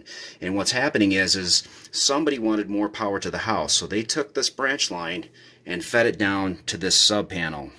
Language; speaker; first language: English; native; English